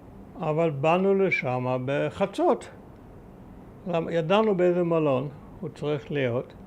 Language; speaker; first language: Hebrew; early bilingual, other home language; German